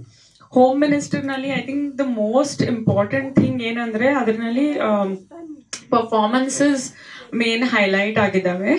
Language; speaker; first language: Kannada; non-native, learner; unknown